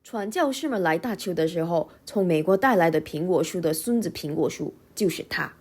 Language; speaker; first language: Chinese; non-native, learner; Korean